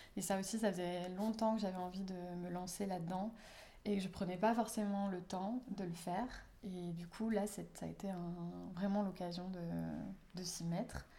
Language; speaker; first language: French; native; French